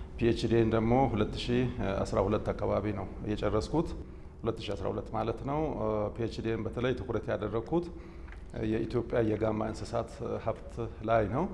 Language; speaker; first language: Amharic; non-native, local second language; Oromo